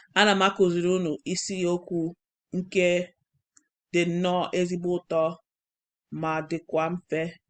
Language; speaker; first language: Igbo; non-native, learner; English